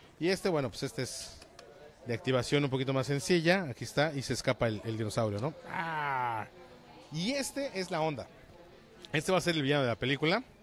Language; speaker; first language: Spanish; native; Spanish